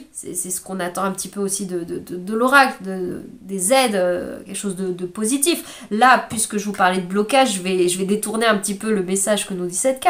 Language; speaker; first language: French; native; French